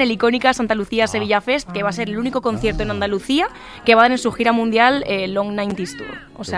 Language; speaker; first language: Spanish; native; Spanish